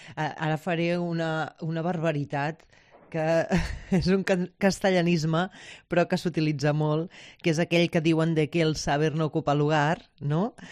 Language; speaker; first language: Catalan; native; Catalan